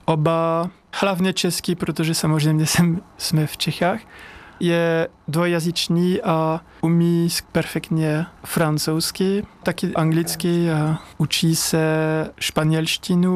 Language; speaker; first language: Czech; non-native, learner; French